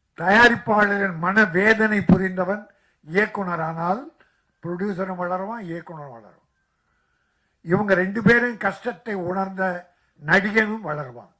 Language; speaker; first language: Tamil; native; Tamil